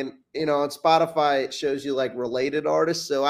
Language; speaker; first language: English; native; English